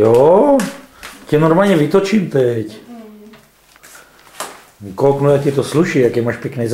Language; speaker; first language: Czech; native; Czech